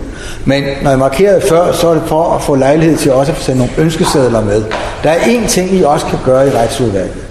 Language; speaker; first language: Danish; native; Danish